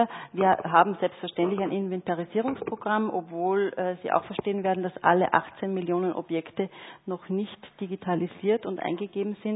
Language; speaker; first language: German; native; German